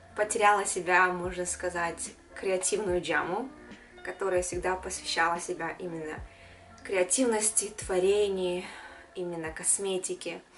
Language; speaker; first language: Russian; non-native, local second language; Kyrgyz